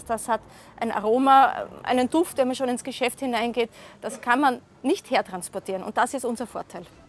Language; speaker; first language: German; native; German